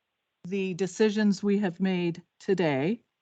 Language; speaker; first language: English; native; English